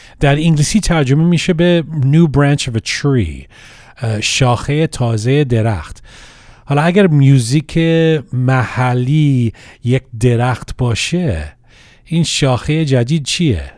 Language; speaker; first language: Persian; early bilingual, heritage; Persian